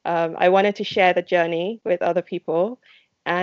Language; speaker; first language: English; non-native, local second language; Yoruba